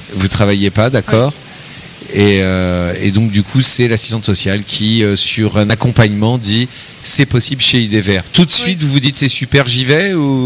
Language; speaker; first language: French; native; French